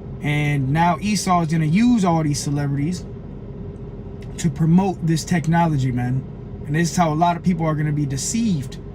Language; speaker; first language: English; native; English